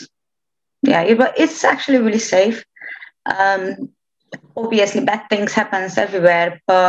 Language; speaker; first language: English; non-native, fluent; Romanian